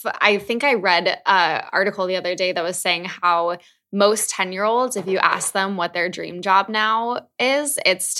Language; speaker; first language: English; native; English